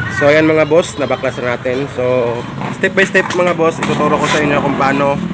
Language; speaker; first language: Filipino; non-native, local second language; Cebuano